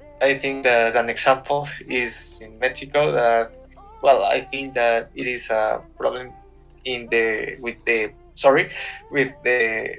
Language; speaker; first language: English; non-native, learner; Spanish